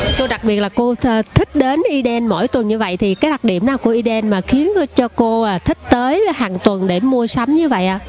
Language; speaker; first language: Vietnamese; native; Vietnamese